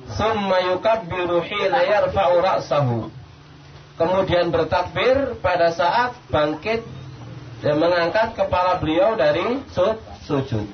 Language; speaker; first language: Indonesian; non-native, local second language; Javanese